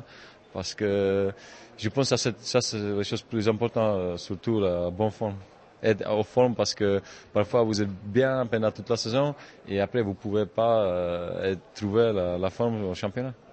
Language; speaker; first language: French; non-native, fluent; Czech